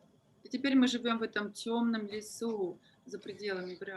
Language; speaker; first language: Russian; native; Russian